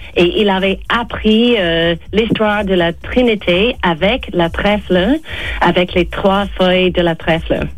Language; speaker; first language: French; non-native, fluent; English